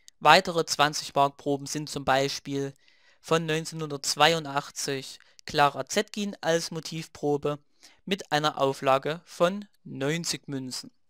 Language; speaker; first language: German; native; German